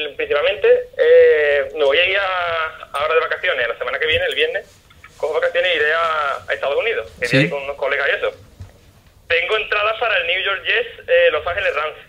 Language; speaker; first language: Spanish; native; Spanish